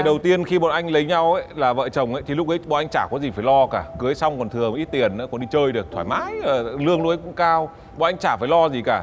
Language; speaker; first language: Vietnamese; native; Vietnamese